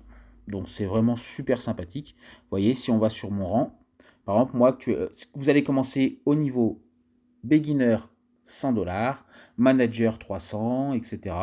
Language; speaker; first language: French; native; French